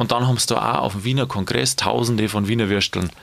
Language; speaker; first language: German; native; German